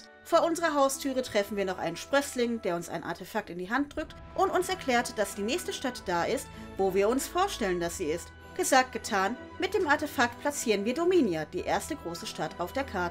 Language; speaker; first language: German; native; German